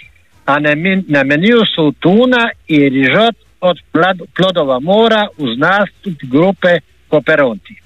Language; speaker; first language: Serbian; native; Serbian